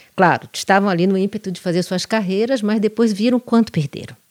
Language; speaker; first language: Portuguese; native; Portuguese